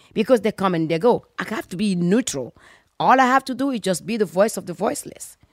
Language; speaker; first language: English; non-native, fluent; Fon